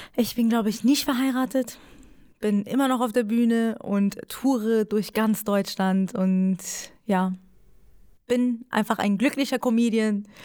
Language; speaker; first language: German; early bilingual, other home language; Persian